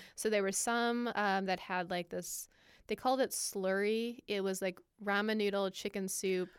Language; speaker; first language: English; native; English